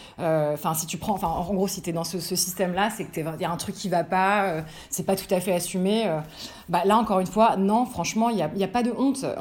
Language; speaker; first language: French; native; French